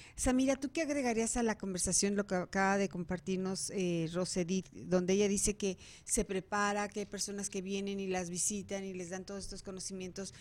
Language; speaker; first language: Spanish; native; Spanish